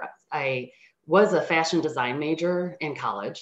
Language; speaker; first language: English; native; English